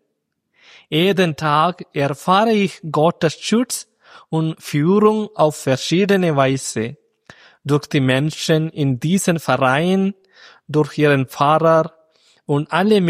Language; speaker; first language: German; non-native, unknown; Malayalam